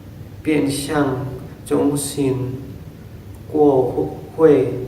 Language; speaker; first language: Chinese; non-native, learner; Indonesian